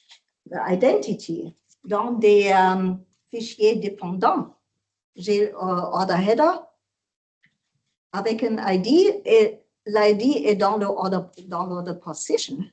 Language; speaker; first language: French; non-native, learner; German